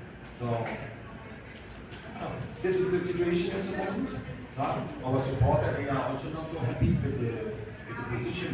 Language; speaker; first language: English; non-native, fluent; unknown